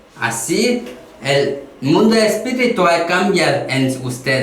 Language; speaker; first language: Spanish; non-native, learner; Korean